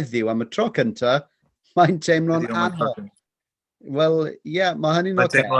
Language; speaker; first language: Welsh; non-native, fluent; English